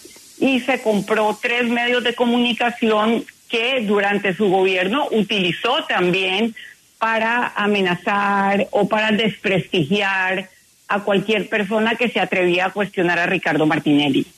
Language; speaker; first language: Spanish; native; Spanish